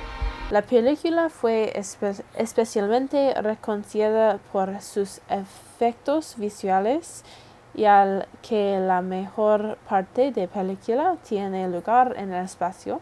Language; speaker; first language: Spanish; non-native, learner; English